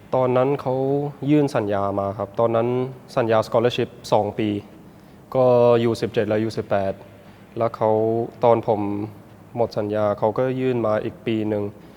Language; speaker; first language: Thai; early bilingual, heritage; Thai